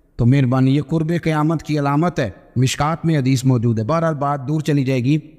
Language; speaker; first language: Urdu; non-native, local second language; Punjabi